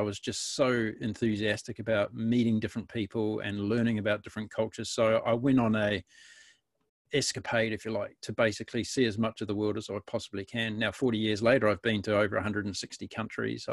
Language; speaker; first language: English; native; English